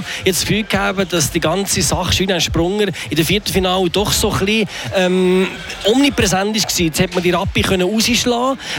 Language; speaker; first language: German; native; German